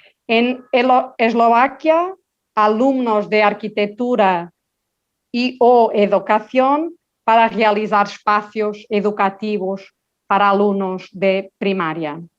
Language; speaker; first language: Spanish; non-native, local second language; Portuguese